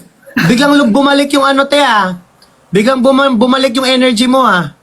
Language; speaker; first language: Filipino; native; Filipino